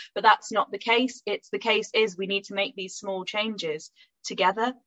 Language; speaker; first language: English; native; English